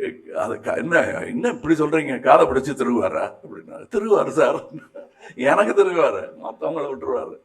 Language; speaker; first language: Tamil; native; Tamil